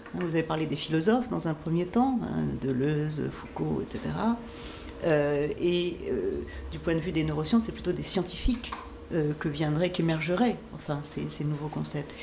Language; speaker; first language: French; native; French